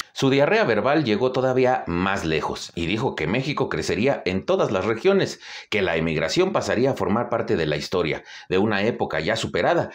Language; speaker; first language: Spanish; native; Spanish